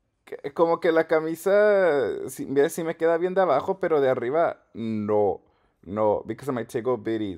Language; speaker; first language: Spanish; early bilingual, heritage; Spanish